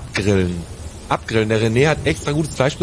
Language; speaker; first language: German; native; German